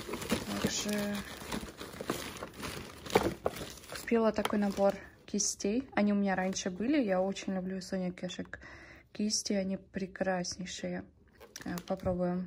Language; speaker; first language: Russian; early bilingual, heritage; Russian